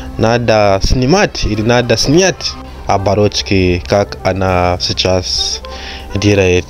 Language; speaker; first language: Russian; non-native, learner; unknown